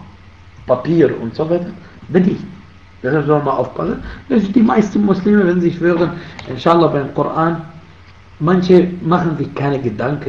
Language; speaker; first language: German; non-native, fluent; Arabic